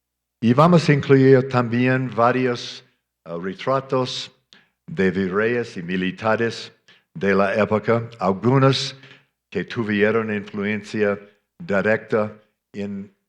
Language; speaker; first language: Spanish; non-native, fluent; English